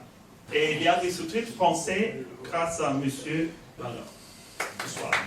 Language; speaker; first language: French; non-native, fluent; Swedish